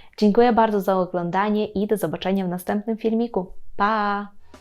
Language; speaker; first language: Polish; non-native, fluent; Ukrainian